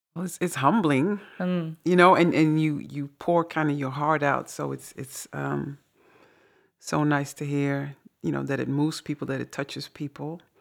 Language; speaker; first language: English; non-native, fluent; Dutch